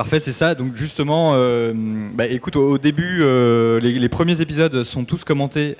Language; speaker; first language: French; native; French